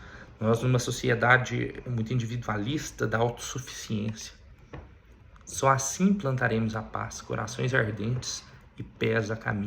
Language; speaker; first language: Portuguese; native; Portuguese